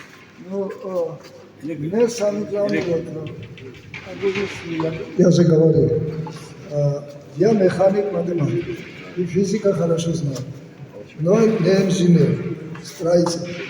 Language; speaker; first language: Russian; non-native, fluent; Georgian